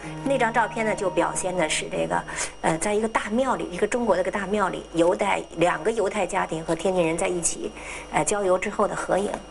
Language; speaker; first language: Chinese; native; Chinese